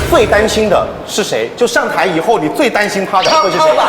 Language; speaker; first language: Chinese; native; Chinese